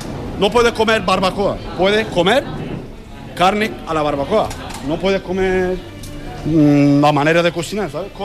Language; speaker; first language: Spanish; non-native, learner; Turkish